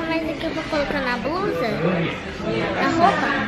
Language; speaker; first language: Portuguese; early bilingual, heritage; Portuguese